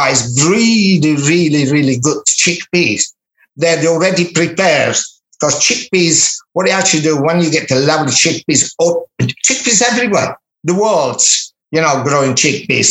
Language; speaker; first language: English; non-native, fluent; Italian